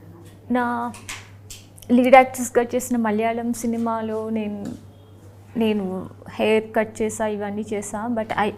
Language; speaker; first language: Telugu; non-native, local second language; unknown